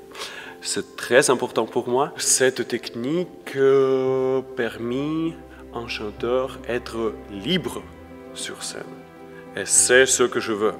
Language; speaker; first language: French; non-native, learner; Ukrainian